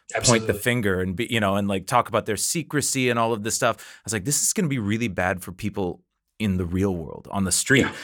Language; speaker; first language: English; native; English